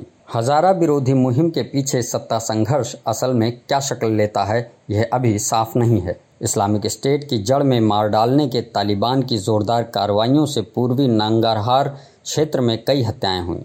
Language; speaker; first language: Hindi; native; Hindi